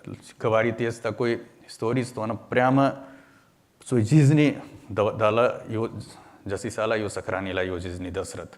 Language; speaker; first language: Russian; non-native, learner; Hindi